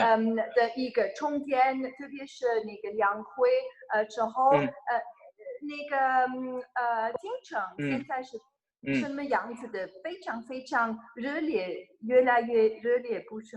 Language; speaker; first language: Chinese; non-native, fluent; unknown